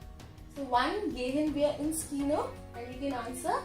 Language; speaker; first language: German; non-native, fluent; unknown